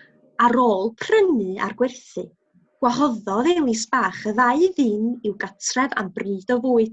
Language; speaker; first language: Welsh; native; Welsh